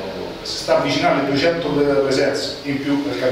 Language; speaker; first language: Italian; native; Italian